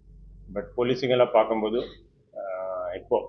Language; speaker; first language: Tamil; non-native, fluent; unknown